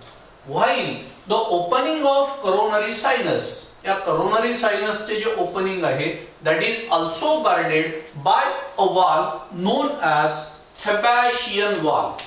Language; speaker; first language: English; non-native, local second language; Marathi